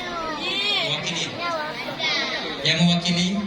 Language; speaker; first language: Indonesian; non-native, local second language; Achinese